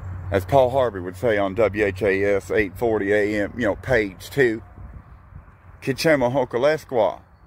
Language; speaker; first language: English; native; English